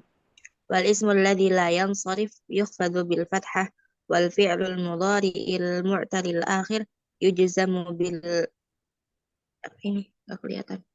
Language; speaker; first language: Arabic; non-native, learner; Indonesian